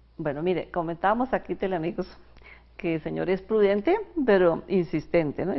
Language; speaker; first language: Spanish; native; Spanish